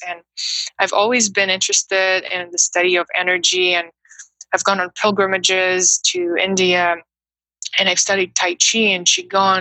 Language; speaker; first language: English; non-native, fluent; Russian